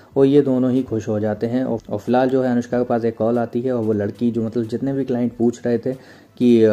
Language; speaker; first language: Hindi; native; Hindi